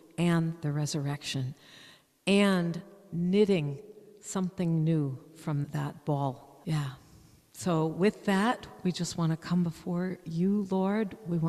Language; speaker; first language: English; native; English